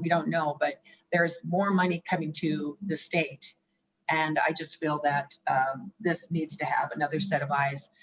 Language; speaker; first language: English; native; English